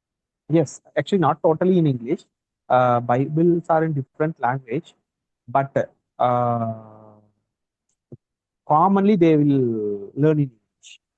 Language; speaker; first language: English; non-native, learner; Tamil